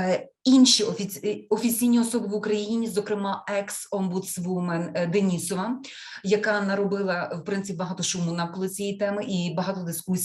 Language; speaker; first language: Ukrainian; native; Ukrainian